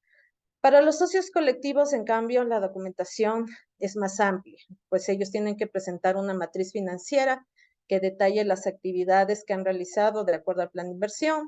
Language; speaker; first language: Spanish; native; Spanish